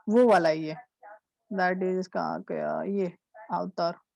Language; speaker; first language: Hindi; non-native, local second language; Marathi